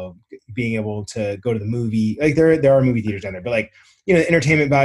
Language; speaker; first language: English; native; English